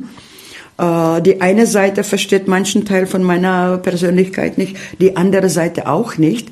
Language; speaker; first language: German; early bilingual, heritage; Czech